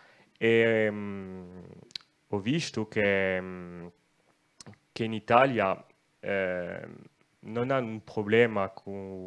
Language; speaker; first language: Italian; non-native, local second language; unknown